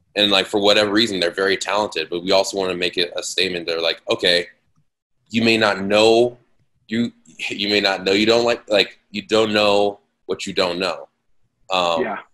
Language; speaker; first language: English; native; English